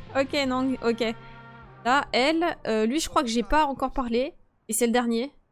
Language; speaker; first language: French; early bilingual, other home language; Polish